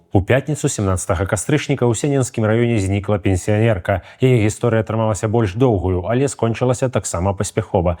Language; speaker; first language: Belarusian; native; Belarusian